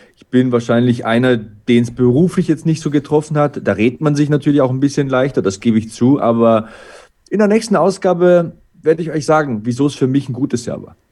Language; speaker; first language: German; native; German